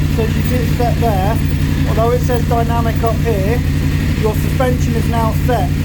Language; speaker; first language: English; native; English